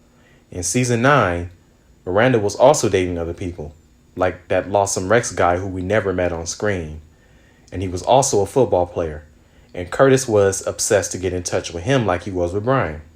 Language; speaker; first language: English; native; English